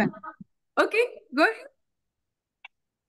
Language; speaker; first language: English; non-native, fluent; Spanish